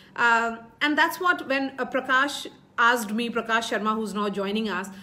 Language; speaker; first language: English; non-native, local second language; Hindi